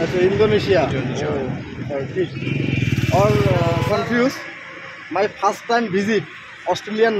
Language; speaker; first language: English; non-native, learner; Bangla